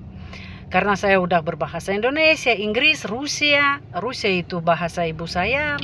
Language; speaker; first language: Indonesian; non-native, fluent; Russian